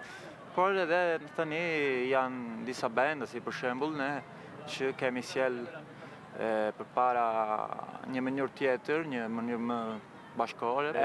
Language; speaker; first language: Albanian; early bilingual, heritage; Albanian